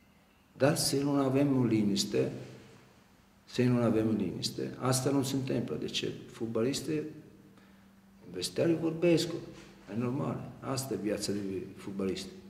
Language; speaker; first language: Romanian; non-native, learner; Italian